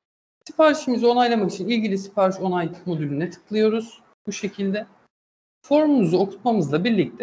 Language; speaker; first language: Turkish; native; Turkish